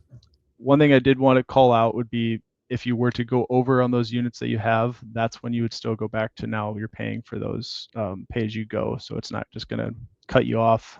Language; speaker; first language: English; native; English